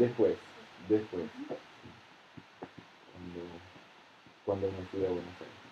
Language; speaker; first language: Spanish; non-native, fluent; Russian